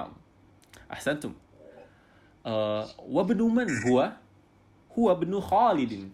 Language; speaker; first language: Arabic; non-native, fluent; Indonesian